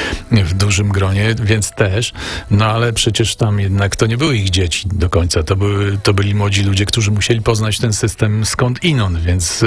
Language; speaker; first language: Polish; native; Polish